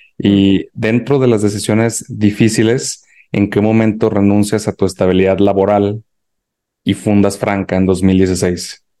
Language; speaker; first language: Spanish; native; Spanish